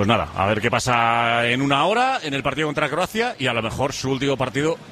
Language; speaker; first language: Spanish; native; Spanish